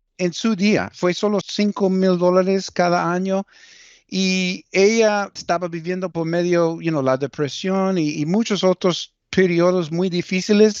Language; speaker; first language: Spanish; early bilingual, heritage; Spanish